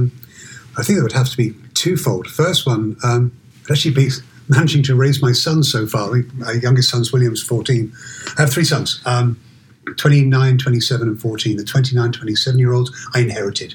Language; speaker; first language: English; native; English